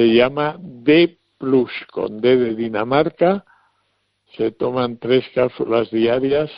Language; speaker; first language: Spanish; native; Spanish